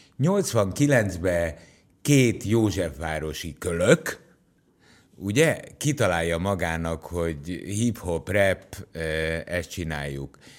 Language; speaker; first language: Hungarian; native; Hungarian